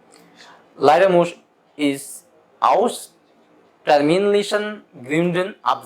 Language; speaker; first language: German; non-native, fluent; Bangla